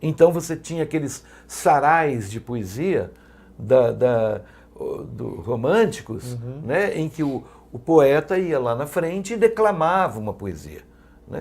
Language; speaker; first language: Portuguese; native; Portuguese